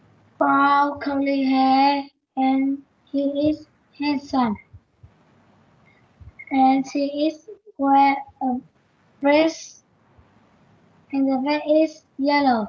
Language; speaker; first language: English; non-native, learner; Vietnamese